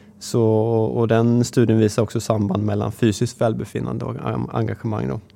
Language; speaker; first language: Swedish; native; Swedish